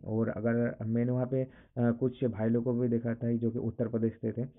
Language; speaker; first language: Hindi; non-native, local second language; Assamese